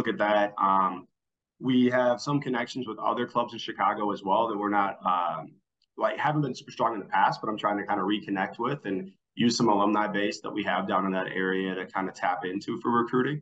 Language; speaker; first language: English; native; English